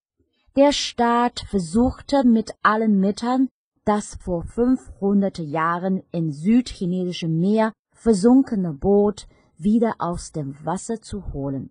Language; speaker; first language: German; non-native, fluent; Chinese